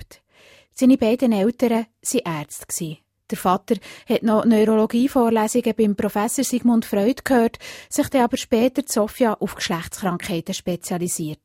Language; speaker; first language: German; native; German